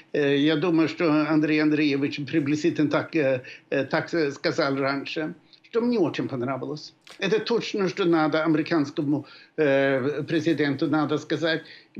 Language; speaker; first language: Russian; non-native, fluent; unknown